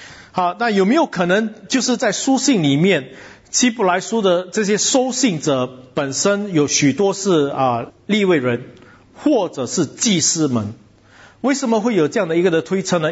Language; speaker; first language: Chinese; non-native, local second language; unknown